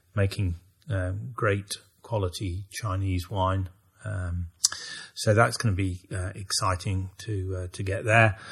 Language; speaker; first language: English; native; English